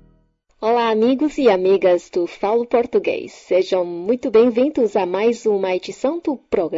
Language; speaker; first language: Portuguese; non-native, fluent; Chinese